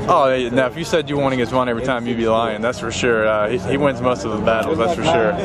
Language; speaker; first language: English; native; English